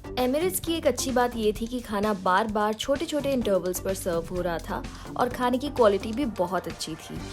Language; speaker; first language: Hindi; native; Hindi